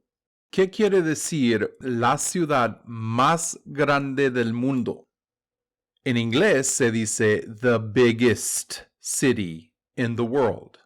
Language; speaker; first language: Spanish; non-native, fluent; English